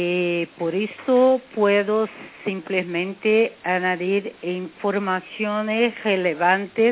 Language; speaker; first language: Spanish; non-native, fluent; Portuguese